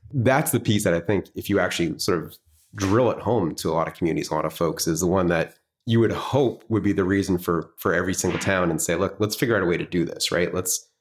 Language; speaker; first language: English; native; English